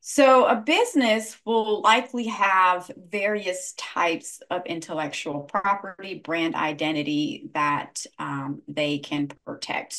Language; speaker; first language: English; native; English